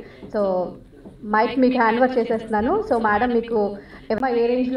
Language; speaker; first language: Telugu; native; Telugu